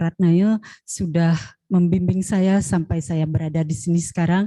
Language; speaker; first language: Indonesian; native; Indonesian